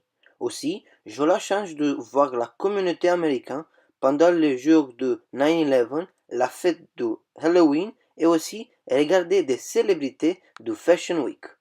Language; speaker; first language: French; non-native, fluent; Romanian